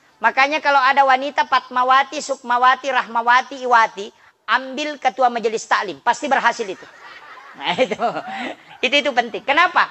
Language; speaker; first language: Indonesian; non-native, local second language; Buginese